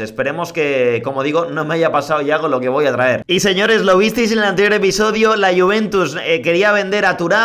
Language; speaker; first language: Spanish; native; Spanish